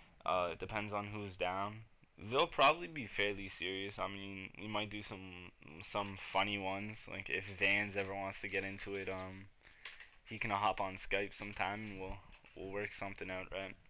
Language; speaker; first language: English; native; English